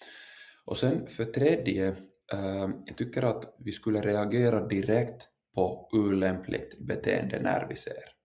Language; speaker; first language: Swedish; non-native, local second language; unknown